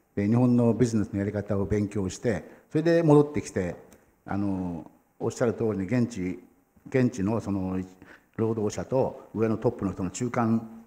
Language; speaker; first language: Japanese; native; Japanese